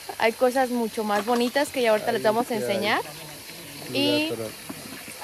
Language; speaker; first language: Spanish; native; Spanish